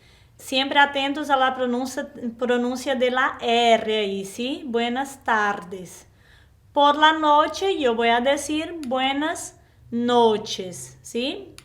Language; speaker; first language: Spanish; non-native, fluent; Portuguese